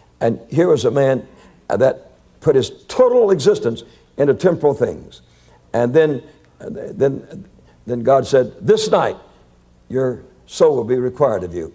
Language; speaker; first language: English; native; English